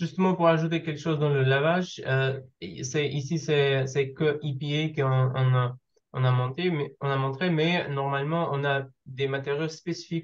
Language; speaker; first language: French; non-native, learner; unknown